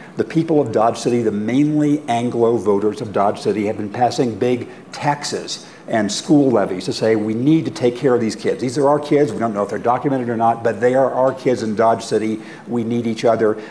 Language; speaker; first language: English; native; English